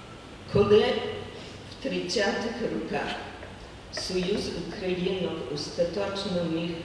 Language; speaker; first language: Ukrainian; early bilingual, heritage; Ukrainian